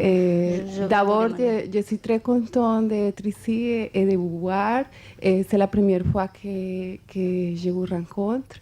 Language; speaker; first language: French; non-native, fluent; Spanish